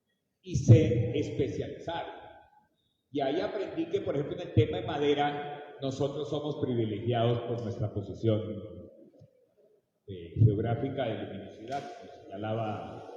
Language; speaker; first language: Spanish; native; Spanish